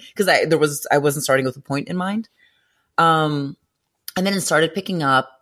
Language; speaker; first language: English; early bilingual, other home language; Greek